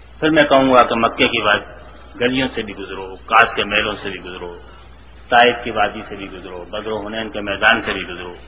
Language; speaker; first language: Urdu; native; Urdu